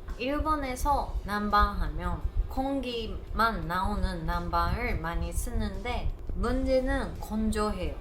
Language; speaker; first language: Korean; non-native, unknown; Japanese